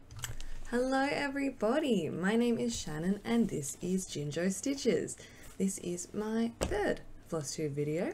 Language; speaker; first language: English; native; English